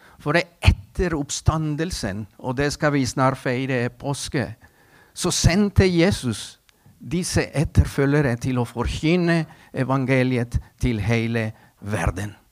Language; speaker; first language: Norwegian; non-native, fluent; Spanish